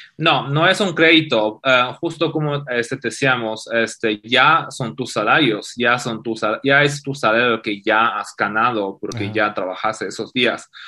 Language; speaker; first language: Spanish; non-native, fluent; Chinese